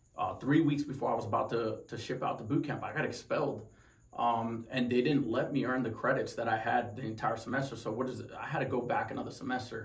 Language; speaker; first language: English; native; English